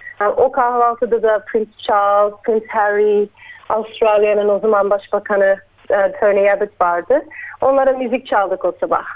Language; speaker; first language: Turkish; early bilingual, heritage; Turkish